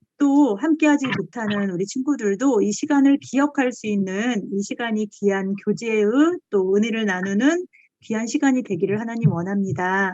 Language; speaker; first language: Korean; native; Korean